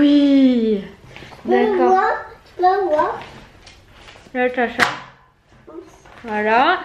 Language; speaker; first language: French; native; French